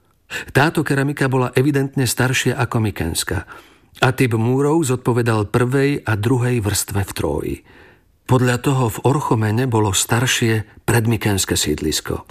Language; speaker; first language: Slovak; native; Slovak